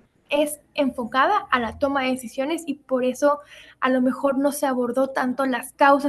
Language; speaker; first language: Spanish; native; Spanish